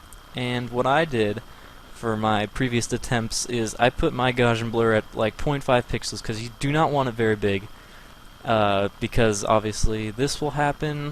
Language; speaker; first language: English; native; English